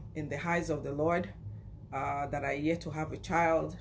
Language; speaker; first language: English; non-native, local second language; Yoruba